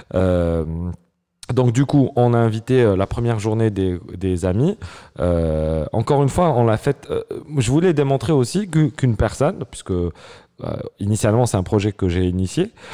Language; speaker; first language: French; non-native, local second language; Arabic